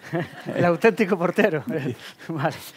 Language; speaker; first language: Spanish; native; Spanish